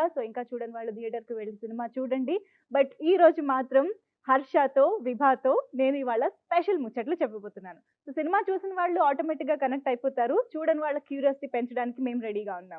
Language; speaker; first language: Telugu; native; Telugu